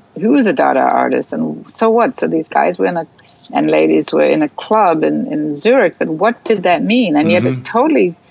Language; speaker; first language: English; native; English